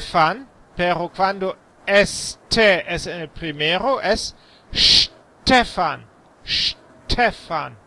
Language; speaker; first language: Spanish; non-native, learner; German